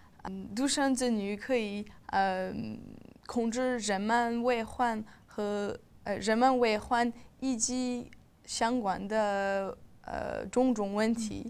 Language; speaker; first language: Chinese; non-native, learner; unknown